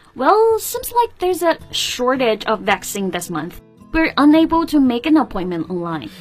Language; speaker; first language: English; non-native, fluent; Chinese